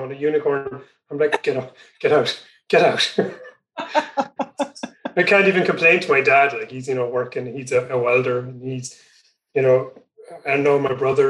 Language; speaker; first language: English; native; English